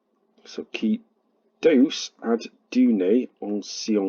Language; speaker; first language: French; non-native, learner; English